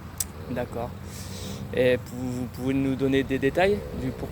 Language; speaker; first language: French; native; French